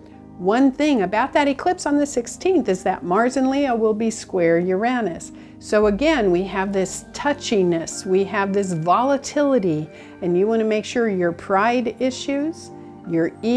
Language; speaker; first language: English; native; English